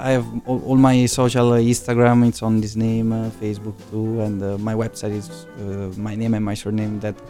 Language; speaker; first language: English; non-native, fluent; Italian